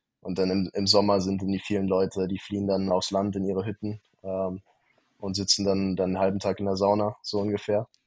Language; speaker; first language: German; native; German